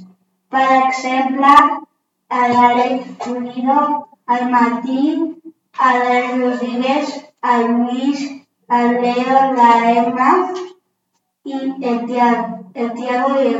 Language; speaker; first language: Catalan; non-native, local second language; Spanish